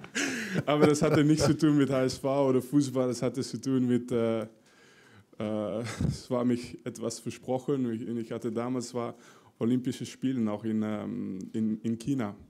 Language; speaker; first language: German; non-native, fluent; French